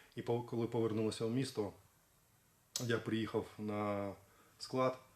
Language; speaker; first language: Ukrainian; native; Ukrainian